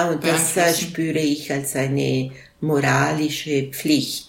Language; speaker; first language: German; non-native, local second language; Italian